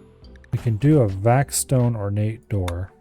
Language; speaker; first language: English; native; English